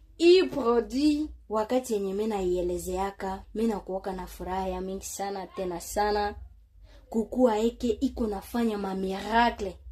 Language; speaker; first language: Swahili; native; Swahili